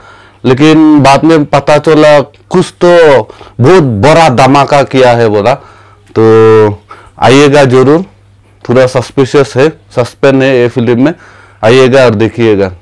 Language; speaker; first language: Hindi; non-native, local second language; Khasi